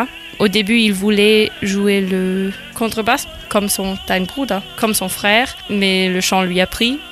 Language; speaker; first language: French; non-native, fluent; German